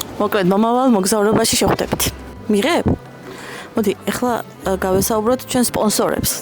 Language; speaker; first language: Georgian; native; Georgian